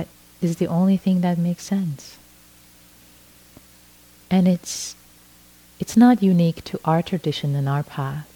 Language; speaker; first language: English; non-native, fluent; Persian